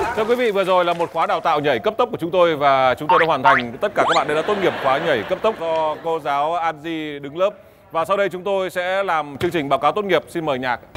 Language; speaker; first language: Vietnamese; native; Vietnamese